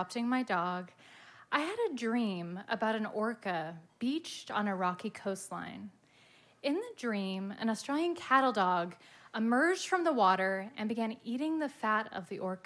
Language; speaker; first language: English; native; English